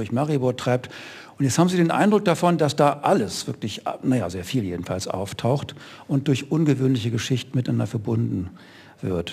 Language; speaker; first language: German; native; German